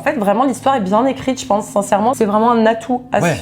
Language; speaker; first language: French; native; French